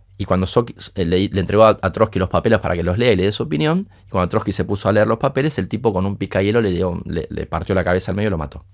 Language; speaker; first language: Spanish; early bilingual, other home language; Portuguese